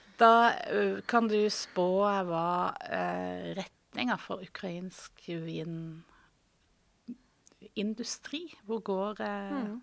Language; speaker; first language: Norwegian; native; Norwegian